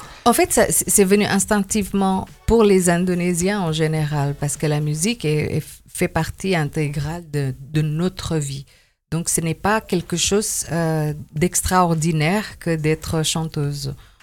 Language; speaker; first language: French; non-native, fluent; Indonesian